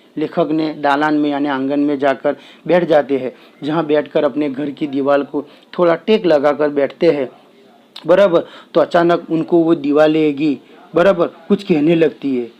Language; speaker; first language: Hindi; non-native, local second language; Gujarati